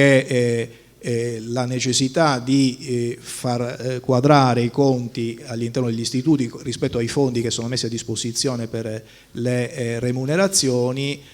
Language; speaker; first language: Italian; native; Italian